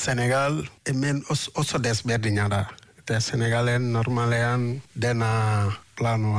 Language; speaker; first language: Basque; non-native, fluent; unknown